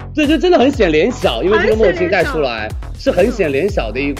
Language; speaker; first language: Chinese; native; Chinese